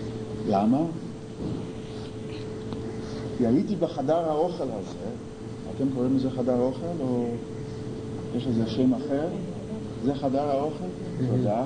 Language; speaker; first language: Hebrew; non-native, fluent; English